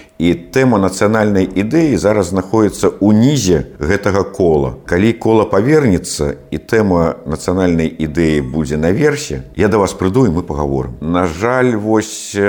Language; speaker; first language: Belarusian; non-native, local second language; Russian